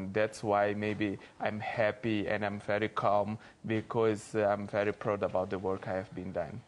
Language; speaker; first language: English; non-native, fluent; Portuguese